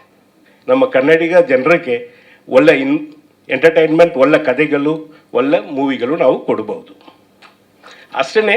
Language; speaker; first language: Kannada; non-native, learner; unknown